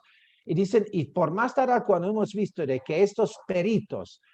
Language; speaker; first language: Spanish; native; Spanish